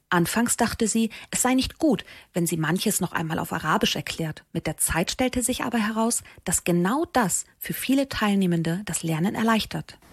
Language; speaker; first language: German; native; German